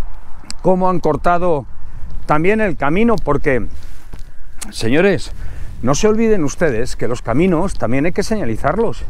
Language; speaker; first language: Spanish; native; Spanish